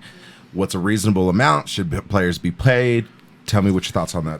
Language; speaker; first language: English; native; English